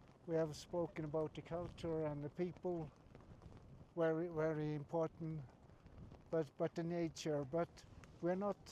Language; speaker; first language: English; non-native, fluent; Norwegian